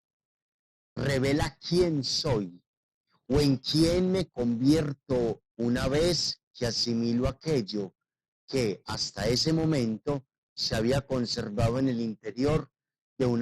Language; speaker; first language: Spanish; native; Spanish